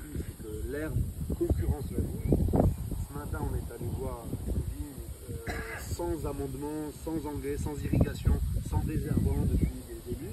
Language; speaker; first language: French; native; French